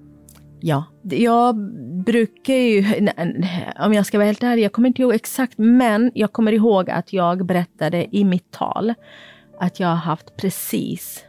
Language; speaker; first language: Swedish; non-native, fluent; Kurdish